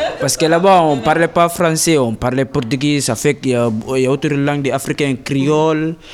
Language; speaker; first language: French; non-native, learner; Upper Guinea Crioulo